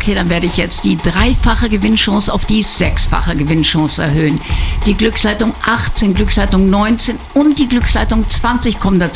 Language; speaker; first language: German; native; German